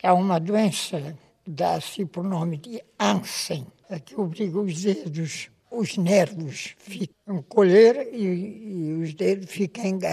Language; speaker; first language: Portuguese; non-native, local second language; Kabuverdianu